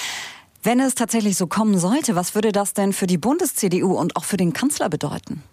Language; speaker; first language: German; native; German